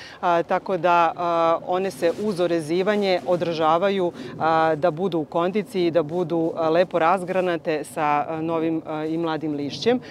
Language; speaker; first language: Croatian; native; Croatian